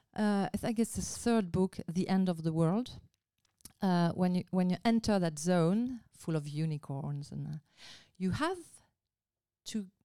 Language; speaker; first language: English; non-native, fluent; French